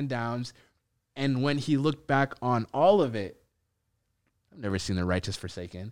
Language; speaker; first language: English; native; English